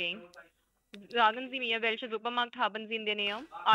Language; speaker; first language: German; non-native, learner; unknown